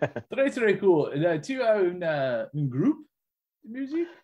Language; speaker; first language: French; non-native, learner; English